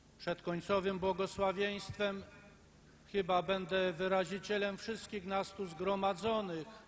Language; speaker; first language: Polish; native; Polish